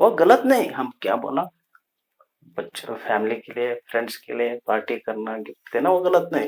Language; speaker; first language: Hindi; non-native, local second language; Kannada